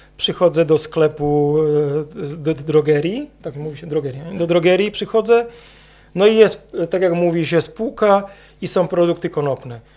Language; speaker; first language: Polish; non-native, fluent; Czech